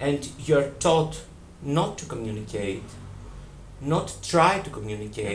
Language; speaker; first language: English; non-native, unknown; Greek